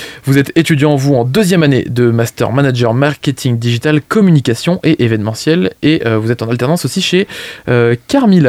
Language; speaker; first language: French; native; French